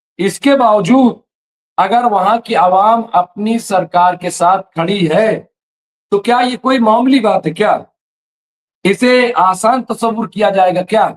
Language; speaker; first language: Urdu; native; Urdu